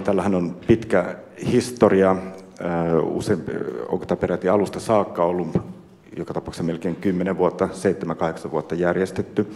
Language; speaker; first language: Finnish; native; Finnish